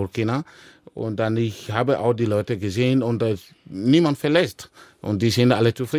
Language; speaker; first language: German; non-native, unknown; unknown